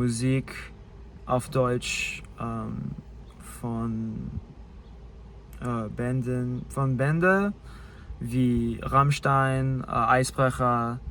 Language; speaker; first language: German; non-native, learner; English